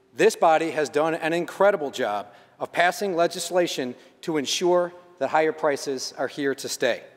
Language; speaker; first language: English; native; English